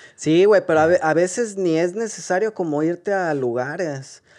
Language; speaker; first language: Spanish; native; Spanish